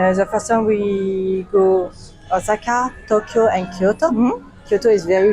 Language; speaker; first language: English; non-native, learner; French